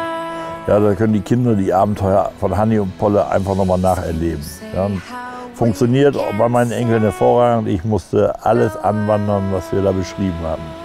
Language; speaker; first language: German; native; German